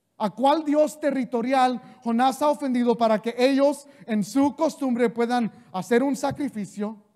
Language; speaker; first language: Spanish; early bilingual, heritage; Spanish